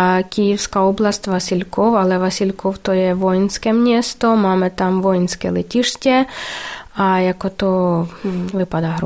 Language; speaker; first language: Czech; non-native, local second language; Ukrainian